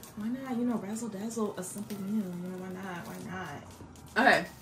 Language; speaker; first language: English; native; English